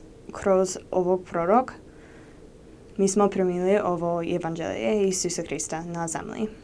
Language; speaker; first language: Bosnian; non-native, learner; English